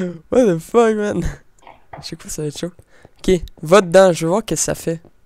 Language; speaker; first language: French; native; French